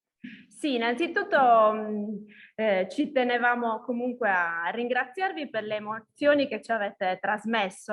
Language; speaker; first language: Italian; native; Italian